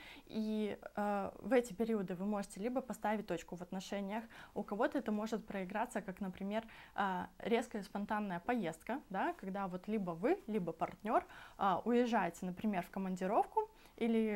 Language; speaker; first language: Russian; native; Russian